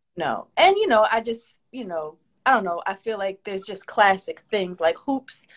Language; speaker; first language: English; native; English